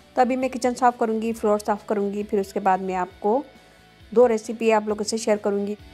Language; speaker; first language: Urdu; native; Urdu